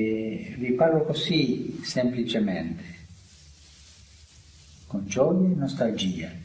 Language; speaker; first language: Italian; non-native, fluent; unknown